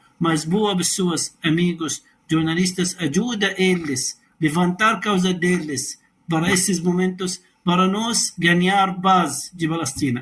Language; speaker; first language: Portuguese; non-native, learner; Arabic